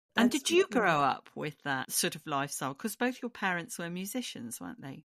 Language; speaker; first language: English; native; English